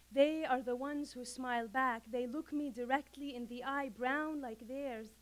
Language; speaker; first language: English; non-native, fluent; Arabic